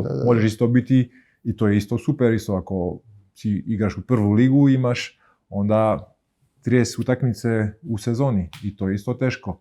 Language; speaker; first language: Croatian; early bilingual, heritage; Croatian